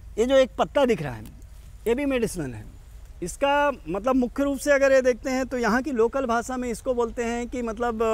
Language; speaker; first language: Hindi; native; Hindi